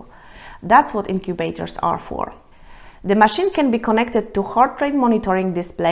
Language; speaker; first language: English; non-native, fluent; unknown